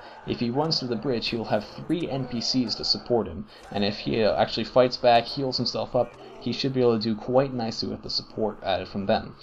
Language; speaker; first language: English; native; English